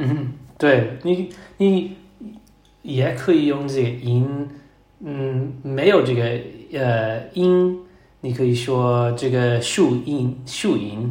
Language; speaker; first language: Chinese; non-native, learner; English